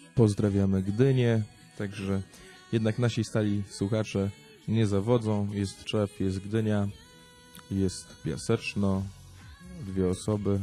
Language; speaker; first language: Polish; native; Polish